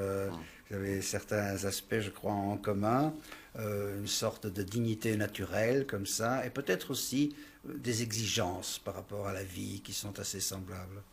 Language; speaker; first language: French; native; French